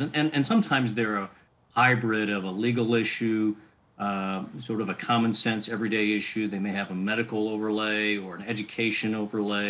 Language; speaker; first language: English; native; English